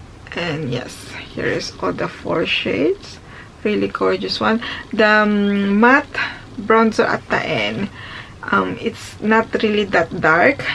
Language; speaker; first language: English; non-native, fluent; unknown